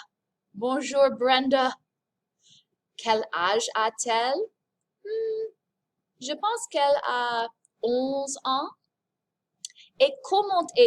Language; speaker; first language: French; non-native, fluent; English